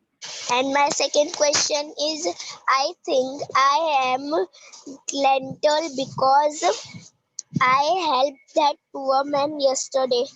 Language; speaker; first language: English; non-native, learner; Hindi